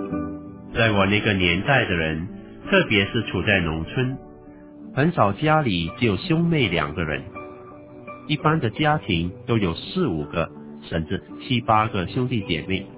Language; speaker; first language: Chinese; native; Chinese